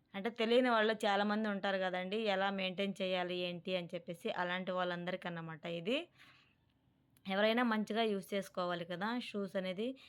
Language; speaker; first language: Telugu; native; Telugu